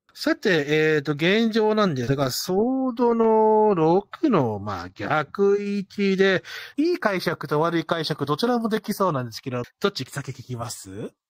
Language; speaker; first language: Japanese; non-native, fluent; English